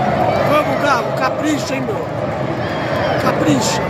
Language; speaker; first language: Portuguese; native; Portuguese